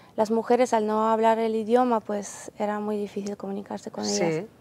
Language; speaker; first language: Spanish; non-native, fluent; Ukrainian